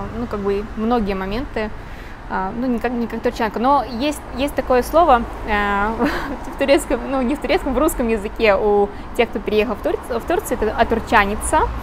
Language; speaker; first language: Russian; native; Russian